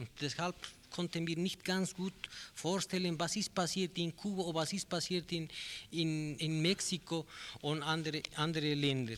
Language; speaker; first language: German; non-native, learner; Spanish